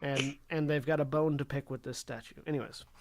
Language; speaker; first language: English; native; English